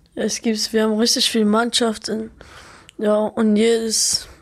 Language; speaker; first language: German; early bilingual, other home language; Arabic